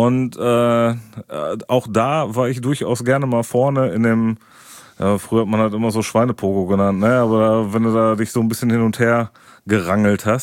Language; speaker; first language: German; native; German